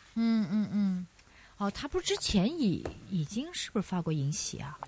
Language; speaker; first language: Chinese; non-native, local second language; Cantonese